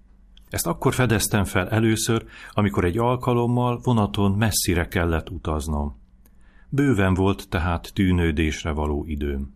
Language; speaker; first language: Hungarian; native; Hungarian